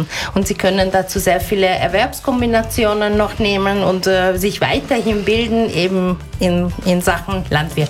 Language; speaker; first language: German; native; German